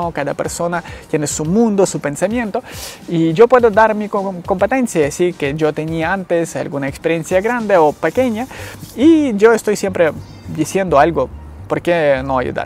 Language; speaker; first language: Spanish; non-native, learner; Ukrainian